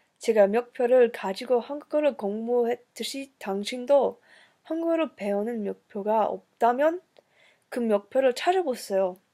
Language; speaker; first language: Korean; early bilingual, heritage; English